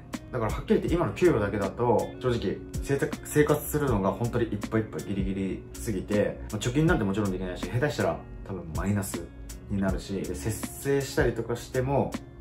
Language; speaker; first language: Japanese; native; Japanese